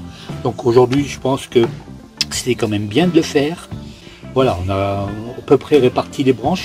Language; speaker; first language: French; native; French